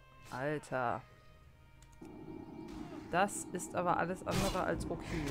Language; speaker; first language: German; native; German